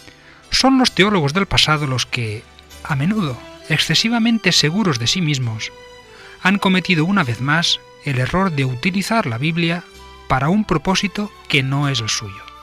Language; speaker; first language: Spanish; native; Spanish